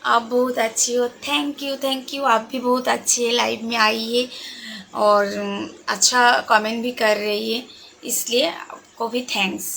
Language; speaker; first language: Hindi; non-native, local second language; Bangla